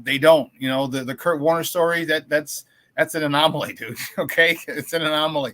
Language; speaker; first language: English; native; English